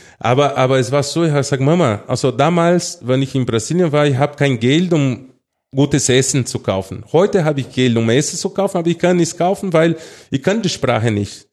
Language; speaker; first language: German; non-native, fluent; Portuguese